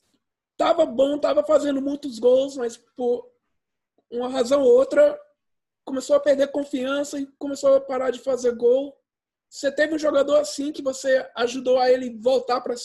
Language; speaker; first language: Portuguese; early bilingual, heritage; Portuguese